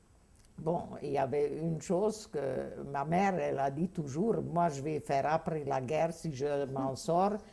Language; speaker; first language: French; non-native, fluent; Hungarian